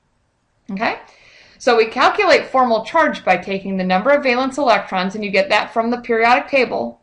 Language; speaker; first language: English; native; English